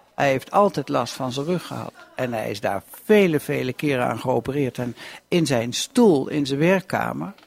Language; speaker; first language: Dutch; native; Dutch